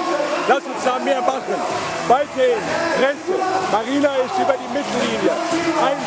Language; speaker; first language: German; native; German